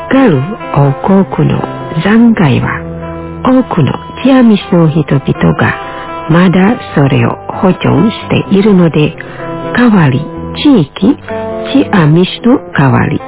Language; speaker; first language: Japanese; non-native, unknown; Indonesian